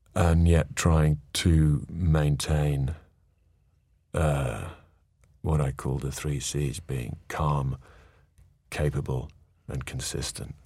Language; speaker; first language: English; native; English